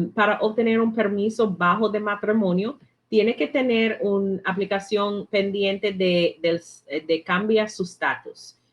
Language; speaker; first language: Spanish; non-native, learner; English